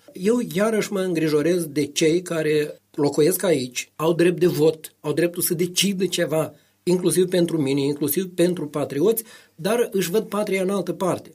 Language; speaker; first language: Romanian; native; Romanian